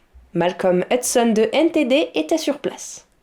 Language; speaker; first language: French; native; French